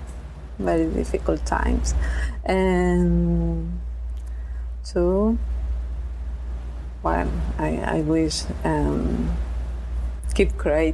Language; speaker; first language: English; non-native, learner; Spanish